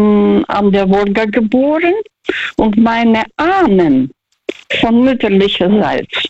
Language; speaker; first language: German; early bilingual, heritage; German